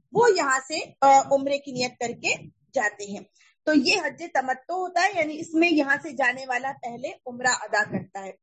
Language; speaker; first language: Urdu; native; Urdu